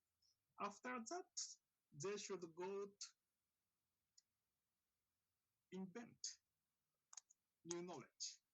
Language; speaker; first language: English; non-native, fluent; Japanese